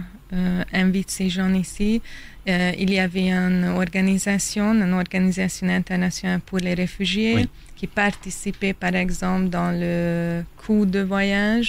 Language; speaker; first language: French; non-native, fluent; Hungarian